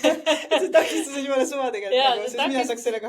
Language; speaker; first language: Estonian; native; Estonian